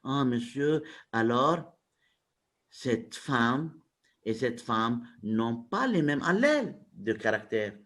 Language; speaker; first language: French; non-native, local second language; Arabic